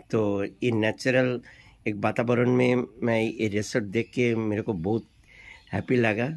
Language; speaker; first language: Hindi; non-native, local second language; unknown